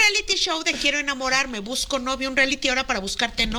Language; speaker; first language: Spanish; native; Spanish